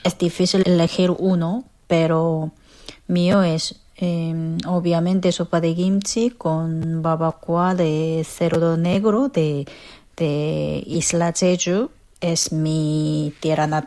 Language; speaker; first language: Spanish; non-native, learner; Korean